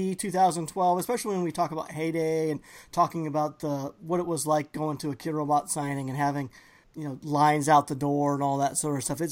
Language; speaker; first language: English; native; English